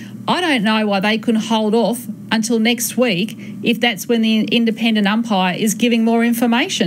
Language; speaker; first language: English; native; English